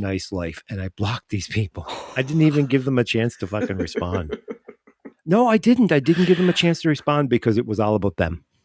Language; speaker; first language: English; native; English